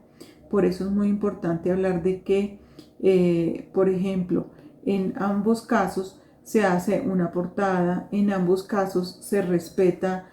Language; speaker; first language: Spanish; native; Spanish